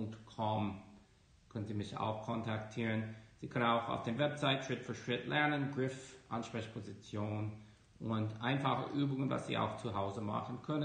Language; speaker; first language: German; non-native, fluent; English